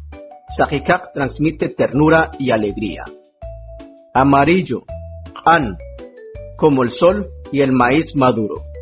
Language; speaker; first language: Spanish; non-native, local second language; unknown